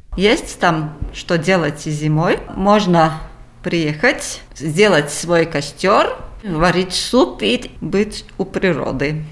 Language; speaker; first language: Russian; non-native, local second language; Latvian